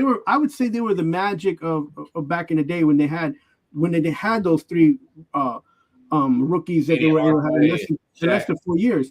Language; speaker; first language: English; native; English